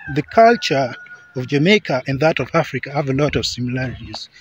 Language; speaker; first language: English; non-native, local second language; Acoli